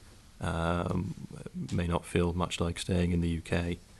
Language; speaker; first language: English; native; English